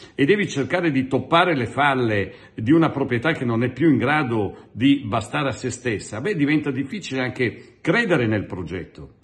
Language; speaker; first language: Italian; native; Italian